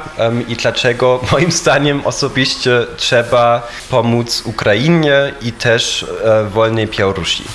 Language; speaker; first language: Polish; non-native, fluent; German